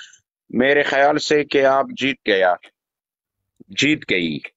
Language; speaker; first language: Hindi; non-native, learner; Persian